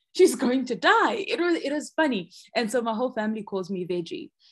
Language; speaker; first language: English; non-native, local second language; Zulu